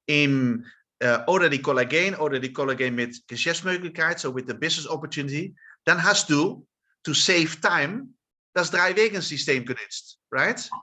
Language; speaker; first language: German; non-native, learner; Dutch